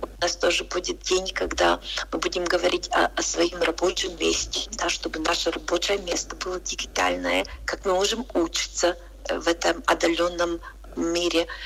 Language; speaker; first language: Russian; non-native, local second language; Latvian